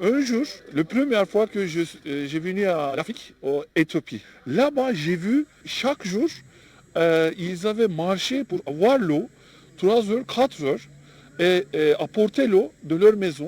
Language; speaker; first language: French; non-native, learner; Turkish